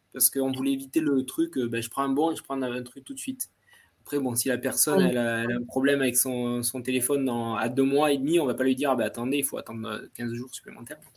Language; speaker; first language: French; native; French